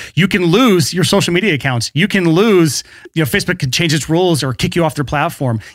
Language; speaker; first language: English; native; English